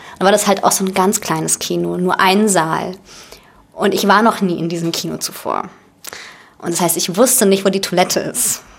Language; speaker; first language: German; early bilingual, other home language; Russian